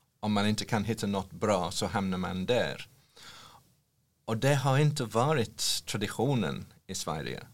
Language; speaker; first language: Swedish; non-native, fluent; English